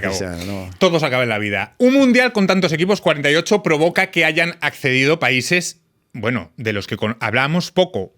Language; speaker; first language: Spanish; native; Spanish